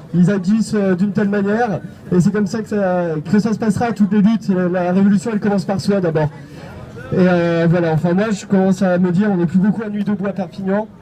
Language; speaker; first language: French; native; French